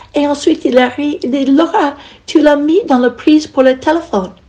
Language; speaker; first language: French; non-native, fluent; English